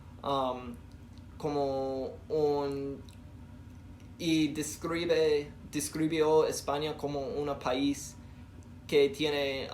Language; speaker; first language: Spanish; non-native, learner; English